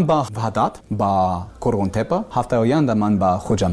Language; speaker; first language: Persian; non-native, learner; English